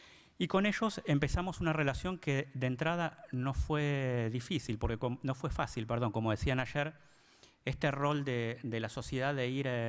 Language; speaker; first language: Spanish; native; Spanish